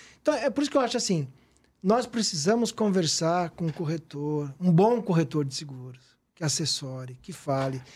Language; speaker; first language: Portuguese; native; Portuguese